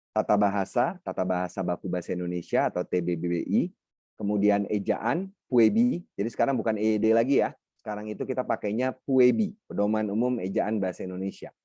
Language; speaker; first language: Indonesian; non-native, local second language; Minangkabau